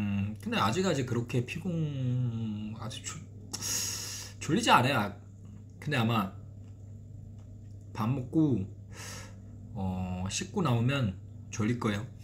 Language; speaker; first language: Korean; non-native, fluent; Chinese